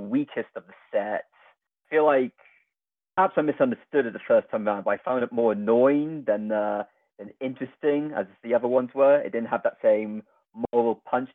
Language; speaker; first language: English; native; English